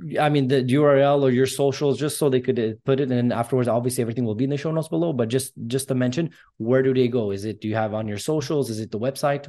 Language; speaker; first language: English; early bilingual, other home language; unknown